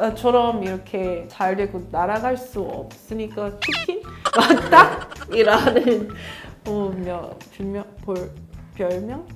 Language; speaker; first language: Korean; non-native, learner; English